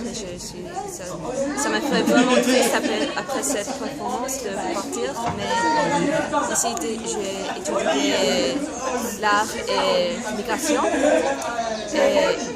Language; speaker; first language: French; non-native, learner; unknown